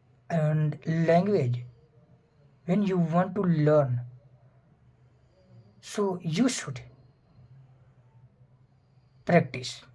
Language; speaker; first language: English; non-native, fluent; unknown